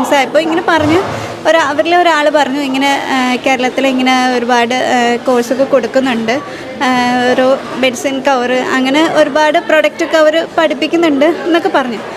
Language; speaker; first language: Malayalam; non-native, local second language; Hindi